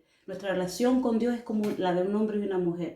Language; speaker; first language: Spanish; native; Spanish